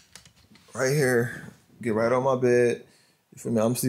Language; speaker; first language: English; native; English